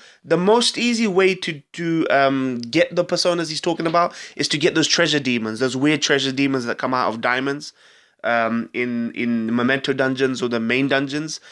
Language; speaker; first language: English; native; English